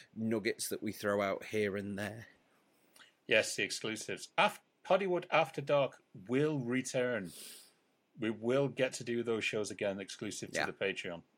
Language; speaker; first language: English; native; English